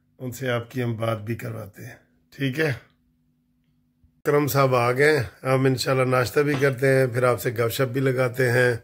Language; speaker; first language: Urdu; non-native, local second language; Punjabi